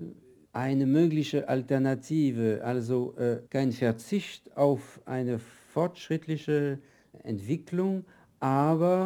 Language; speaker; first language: German; non-native, fluent; French